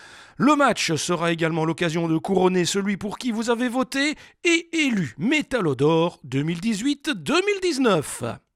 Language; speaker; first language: French; native; French